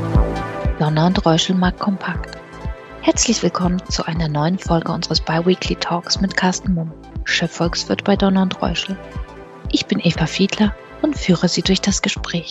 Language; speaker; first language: German; native; German